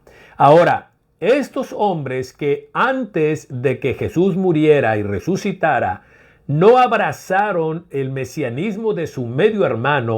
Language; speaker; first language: Spanish; native; Spanish